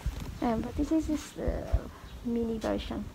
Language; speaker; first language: English; non-native, learner; Indonesian